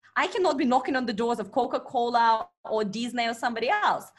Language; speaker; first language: English; non-native, fluent; Russian